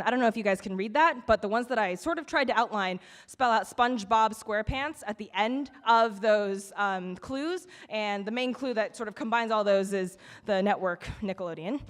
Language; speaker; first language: English; native; English